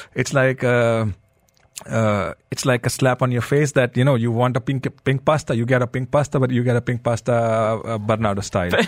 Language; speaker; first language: English; non-native, local second language; Hindi